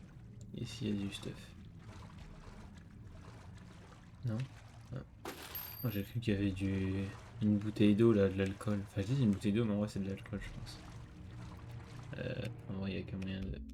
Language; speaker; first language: French; native; French